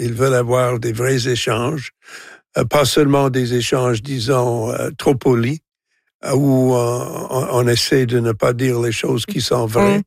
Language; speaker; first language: French; non-native, local second language; English